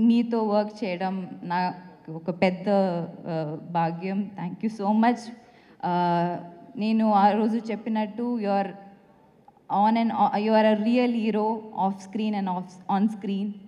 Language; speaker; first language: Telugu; non-native, fluent; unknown